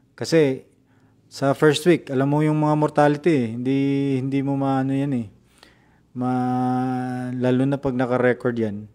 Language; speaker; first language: Filipino; non-native, local second language; Cebuano